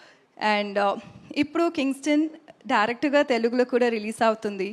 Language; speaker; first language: Telugu; non-native, learner; Tamil